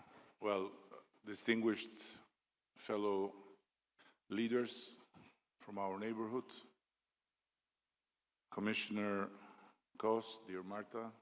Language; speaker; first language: English; non-native, local second language; Albanian